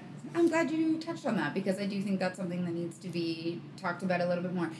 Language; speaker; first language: English; native; English